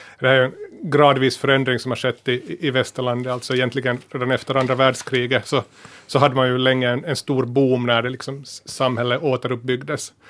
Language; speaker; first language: Swedish; native; Swedish